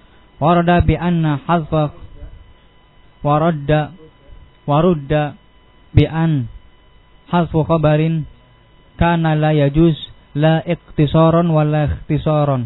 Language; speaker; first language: Arabic; non-native, learner; Indonesian